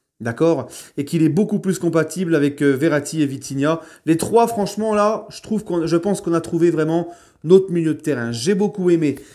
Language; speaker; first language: French; native; French